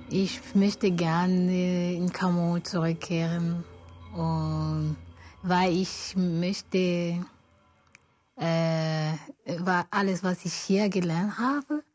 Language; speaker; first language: German; non-native, learner; French